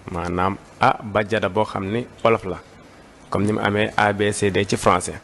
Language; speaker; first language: Wolof; early bilingual, heritage; Wolof